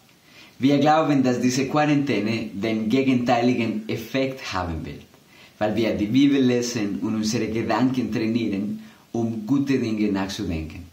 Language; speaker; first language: German; non-native, fluent; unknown